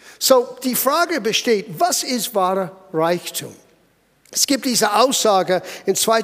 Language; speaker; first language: German; non-native, fluent; English